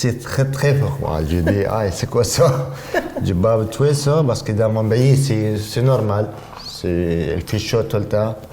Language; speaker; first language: French; non-native, learner; Arabic